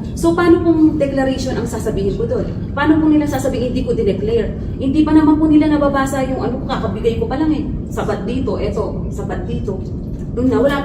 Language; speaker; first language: Filipino; native; Filipino